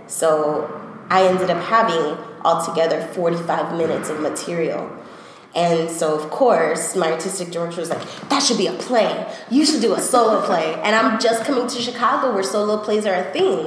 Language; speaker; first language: English; early bilingual, other home language; Spanish